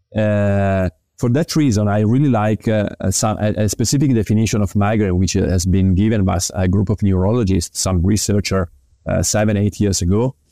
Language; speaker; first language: English; non-native, fluent; Italian